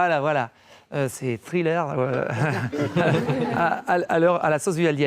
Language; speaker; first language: French; native; French